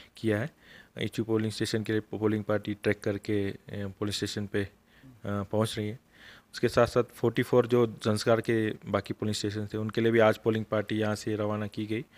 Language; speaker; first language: Hindi; non-native, local second language; Marathi